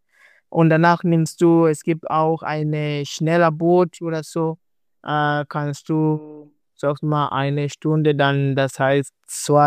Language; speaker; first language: German; non-native, learner; Swahili